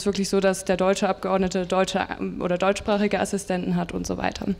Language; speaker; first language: German; native; German